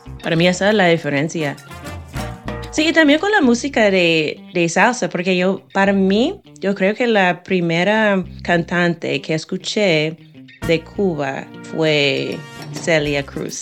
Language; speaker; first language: Spanish; non-native, fluent; English